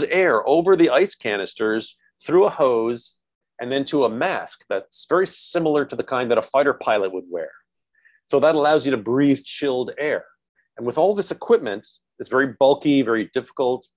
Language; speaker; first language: English; native; English